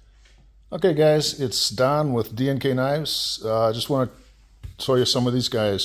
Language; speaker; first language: English; native; English